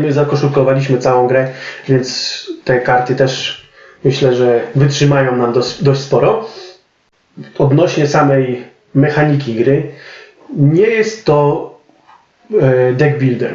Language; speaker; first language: Polish; native; Polish